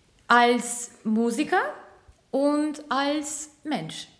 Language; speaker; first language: German; non-native, fluent; Turkish